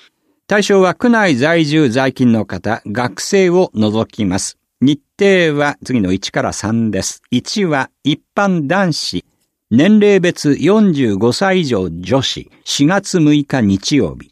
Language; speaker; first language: Japanese; native; Japanese